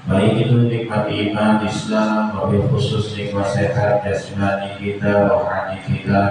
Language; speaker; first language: Indonesian; native; Indonesian